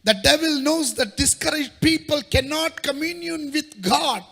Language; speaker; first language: English; non-native, local second language; Kannada